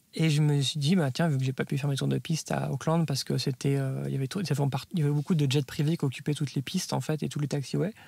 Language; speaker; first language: French; native; French